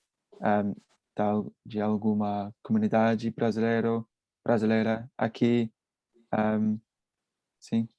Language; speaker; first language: Portuguese; non-native, learner; English